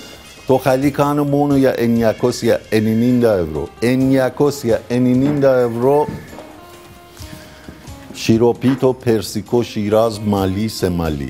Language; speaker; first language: Greek; non-native, fluent; Persian